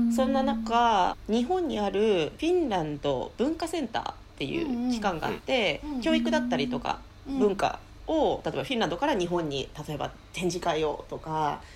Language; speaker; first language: Japanese; early bilingual, heritage; Finnish